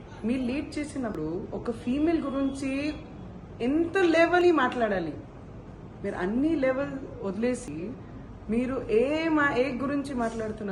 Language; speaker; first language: Telugu; non-native, local second language; Hindi